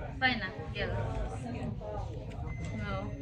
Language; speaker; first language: Finnish; non-native, learner; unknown